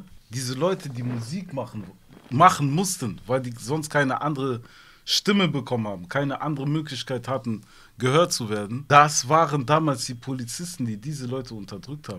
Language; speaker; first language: German; early bilingual, other home language; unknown